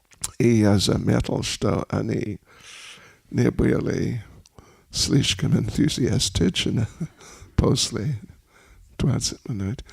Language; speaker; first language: Russian; non-native, learner; English